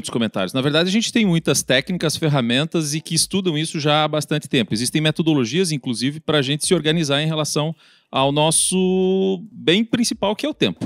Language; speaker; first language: Portuguese; native; Portuguese